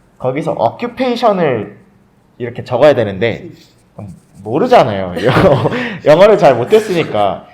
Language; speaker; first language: Korean; early bilingual, heritage; Korean